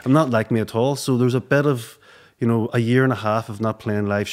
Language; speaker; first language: English; native; English